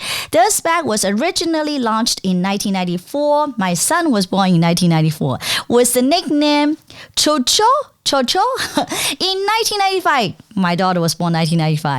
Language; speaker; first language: English; non-native, fluent; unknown